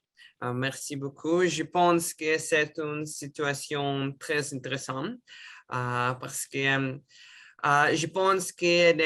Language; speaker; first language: French; non-native, learner; Russian